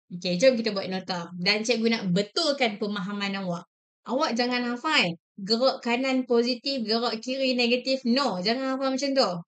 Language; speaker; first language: Malay; native; Malay